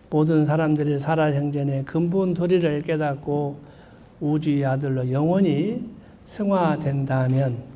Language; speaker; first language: Korean; native; Korean